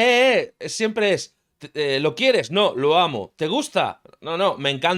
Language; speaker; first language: Spanish; native; Spanish